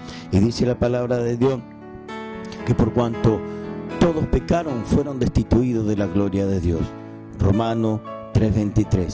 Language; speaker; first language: Spanish; native; Spanish